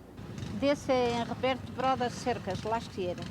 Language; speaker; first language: English; non-native, learner; Portuguese